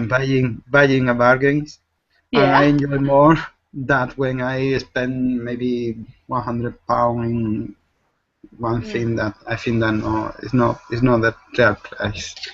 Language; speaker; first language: English; non-native, learner; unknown